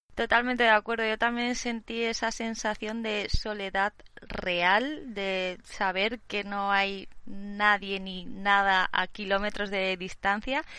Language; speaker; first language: Spanish; native; Spanish